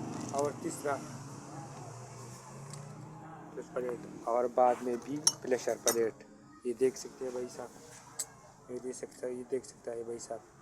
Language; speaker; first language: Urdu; non-native, local second language; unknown